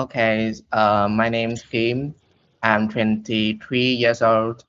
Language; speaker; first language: English; non-native, learner; Vietnamese